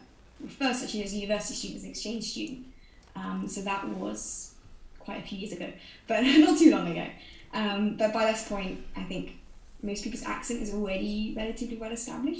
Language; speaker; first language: English; native; English